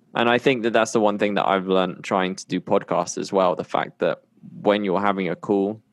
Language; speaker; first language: English; native; English